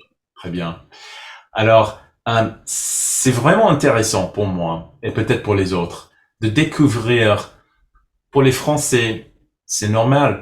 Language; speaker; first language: French; non-native, learner; English